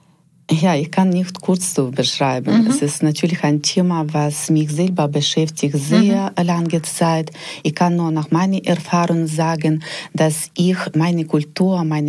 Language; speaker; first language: German; non-native, fluent; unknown